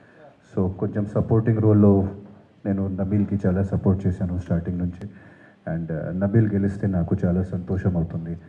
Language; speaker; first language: Telugu; non-native, local second language; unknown